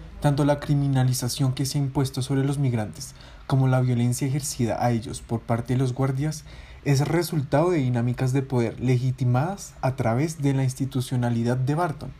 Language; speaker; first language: Spanish; native; Spanish